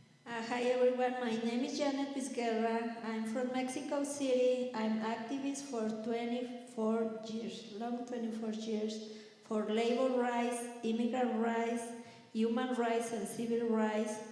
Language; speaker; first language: English; non-native, learner; Spanish